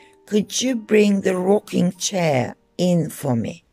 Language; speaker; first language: English; non-native, fluent; Turkish